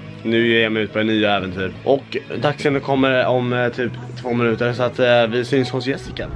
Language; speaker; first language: Swedish; native; Swedish